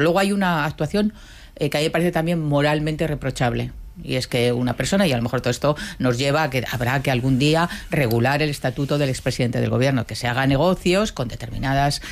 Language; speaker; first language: Spanish; native; Spanish